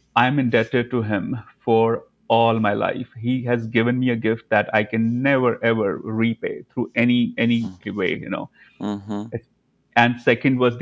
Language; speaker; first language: English; non-native, local second language; Hindi